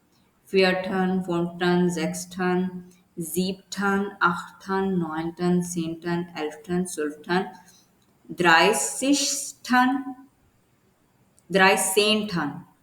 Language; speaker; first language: German; non-native, learner; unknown